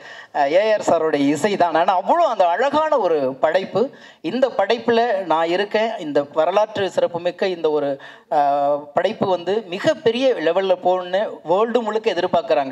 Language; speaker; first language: Tamil; native; Tamil